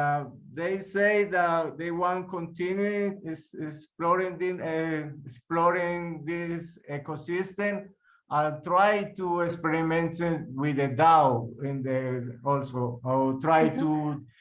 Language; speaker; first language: English; non-native, learner; Spanish